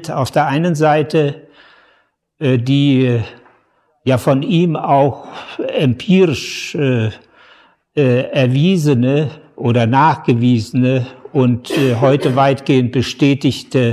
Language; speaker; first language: German; native; German